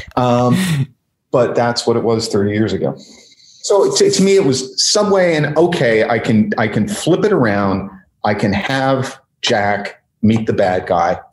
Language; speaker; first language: English; native; English